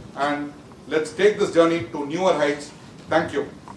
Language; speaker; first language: English; non-native, local second language; Tamil